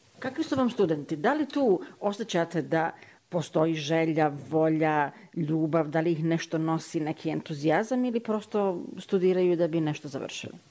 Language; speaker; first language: Serbian; native; Serbian